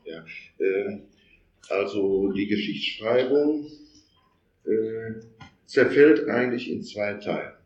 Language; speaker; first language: German; native; German